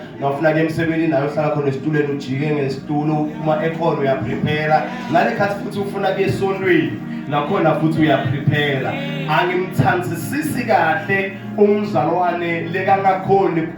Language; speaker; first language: Zulu; non-native, local second language; Swati